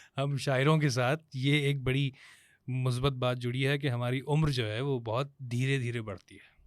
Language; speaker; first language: Urdu; native; Urdu